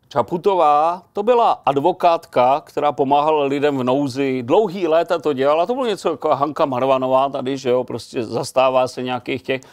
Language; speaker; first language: Czech; native; Czech